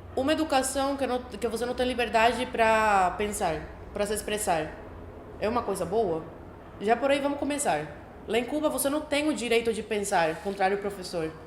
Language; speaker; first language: Portuguese; early bilingual, other home language; Spanish